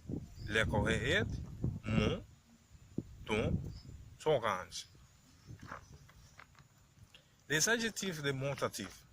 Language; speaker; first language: French; non-native, learner; Spanish